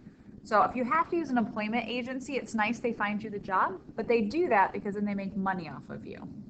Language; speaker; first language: English; native; English